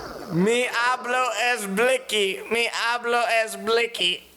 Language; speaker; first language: Spanish; non-native, learner; English